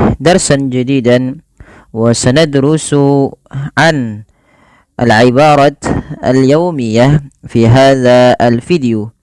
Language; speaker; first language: Arabic; non-native, fluent; Indonesian